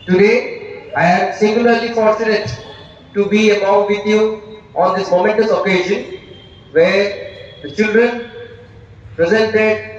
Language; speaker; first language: English; non-native, local second language; Hindi